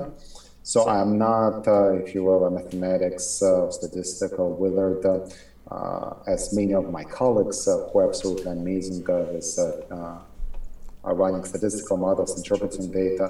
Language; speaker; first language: English; non-native, fluent; Ukrainian